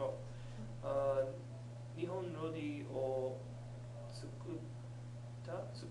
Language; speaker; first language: Japanese; non-native, learner; English